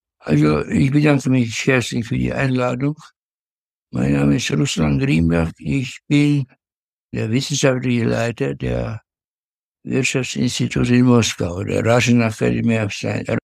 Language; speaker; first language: German; non-native, fluent; Russian